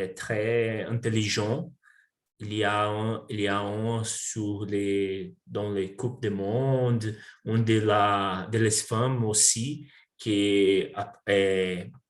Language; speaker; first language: French; non-native, learner; Portuguese